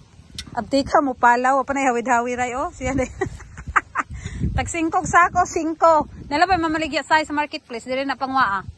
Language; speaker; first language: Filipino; non-native, local second language; Cebuano